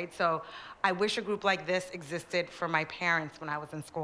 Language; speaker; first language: English; early bilingual, other home language; Spanish